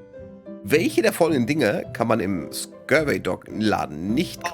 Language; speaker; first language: German; native; German